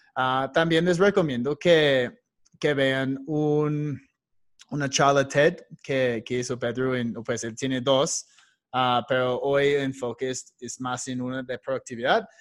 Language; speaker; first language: Spanish; non-native, fluent; English